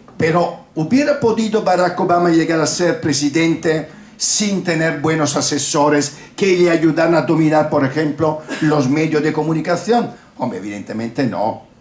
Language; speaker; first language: Spanish; non-native, fluent; Italian